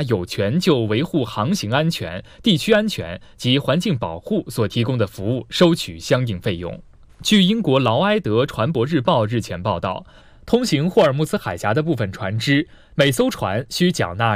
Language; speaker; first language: Chinese; native; Chinese